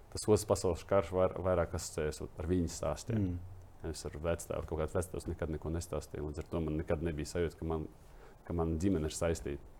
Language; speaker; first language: Latvian; non-native, local second language; Russian